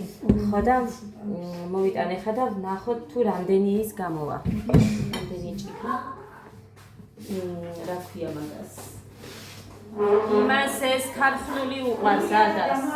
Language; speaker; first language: Georgian; native; Georgian